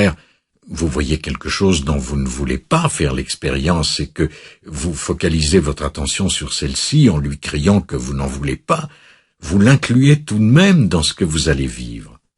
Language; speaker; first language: French; native; French